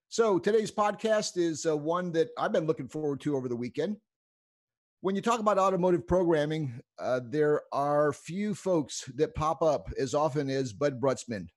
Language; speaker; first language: English; native; English